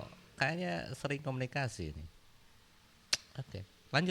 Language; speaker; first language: Indonesian; native; Indonesian